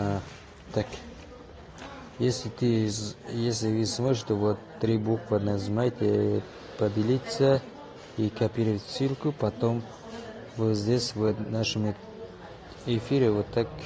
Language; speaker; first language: Russian; non-native, learner; Tajik